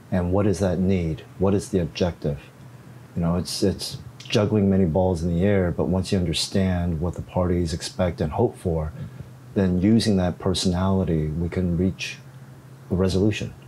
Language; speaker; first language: English; non-native, fluent; Korean